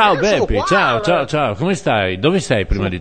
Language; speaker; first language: Italian; native; Italian